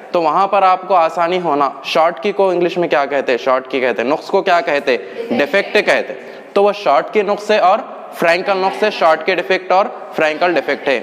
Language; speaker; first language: Urdu; native; Urdu